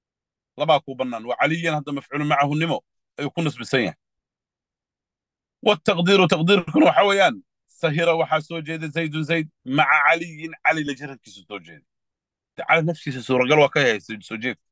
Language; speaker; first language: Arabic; non-native, local second language; Somali